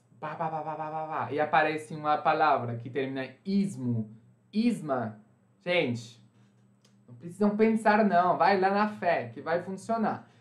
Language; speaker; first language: Portuguese; non-native, fluent; French